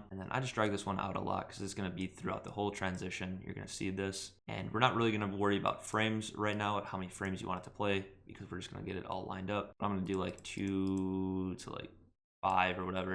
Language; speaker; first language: English; native; English